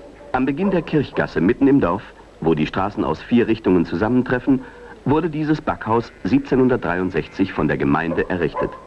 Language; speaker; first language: German; native; German